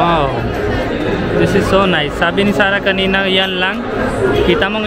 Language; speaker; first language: Filipino; non-native, learner; Hindi